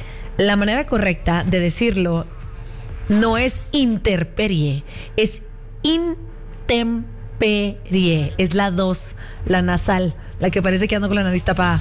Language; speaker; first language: Spanish; native; Spanish